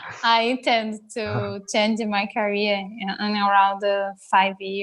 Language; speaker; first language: English; non-native, learner; Portuguese